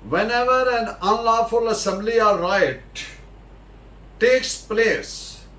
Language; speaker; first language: English; non-native, local second language; Urdu